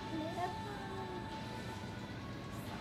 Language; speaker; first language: Japanese; native; Japanese